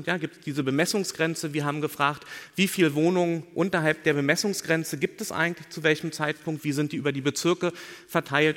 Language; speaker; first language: German; native; German